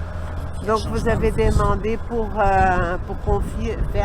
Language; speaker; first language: French; non-native, learner; Portuguese